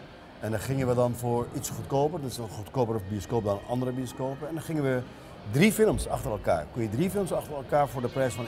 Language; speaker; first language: Dutch; non-native, fluent; Arabic